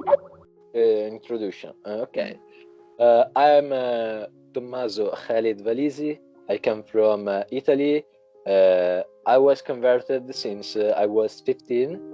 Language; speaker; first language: English; non-native, learner; Italian